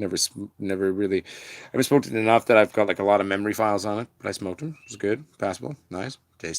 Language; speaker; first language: English; native; English